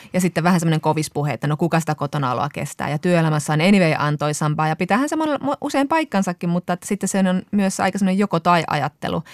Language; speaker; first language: Finnish; native; Finnish